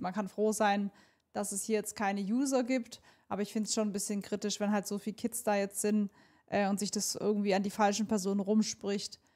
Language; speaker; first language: German; native; German